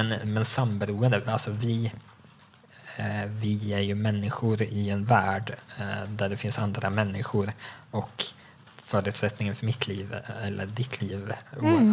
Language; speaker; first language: Swedish; native; Swedish